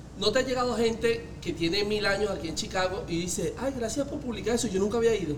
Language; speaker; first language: Spanish; native; Spanish